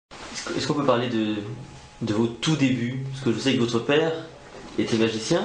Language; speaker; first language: French; native; French